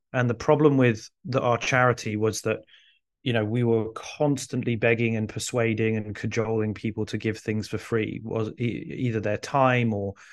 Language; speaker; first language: English; early bilingual, other home language; Arabic